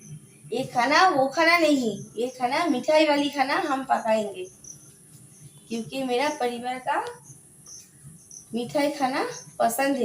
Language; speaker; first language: Hindi; non-native, local second language; Bangla